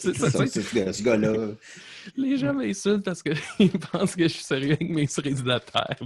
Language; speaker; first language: French; native; French